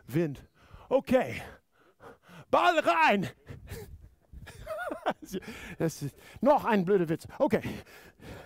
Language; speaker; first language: German; non-native, fluent; English